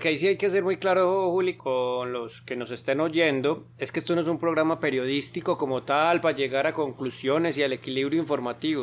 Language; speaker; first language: Spanish; native; Spanish